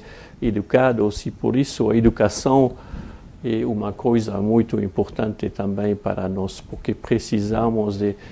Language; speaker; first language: Portuguese; non-native, fluent; French